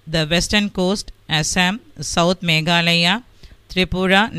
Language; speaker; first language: English; non-native, local second language; Tamil